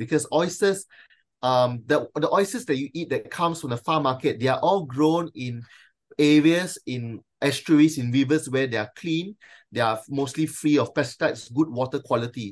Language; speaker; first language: English; non-native, local second language; Chinese